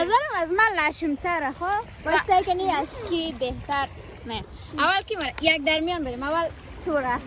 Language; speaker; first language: Persian; native; Persian